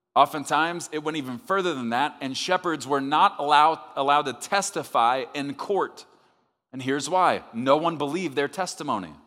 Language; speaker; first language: English; native; English